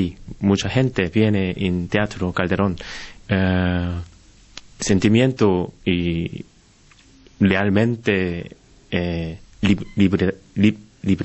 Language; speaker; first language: Spanish; non-native, learner; Korean